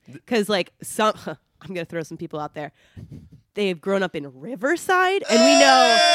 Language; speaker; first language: English; native; English